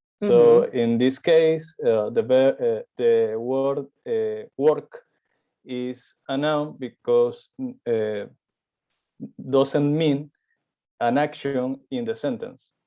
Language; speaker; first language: English; non-native, learner; Spanish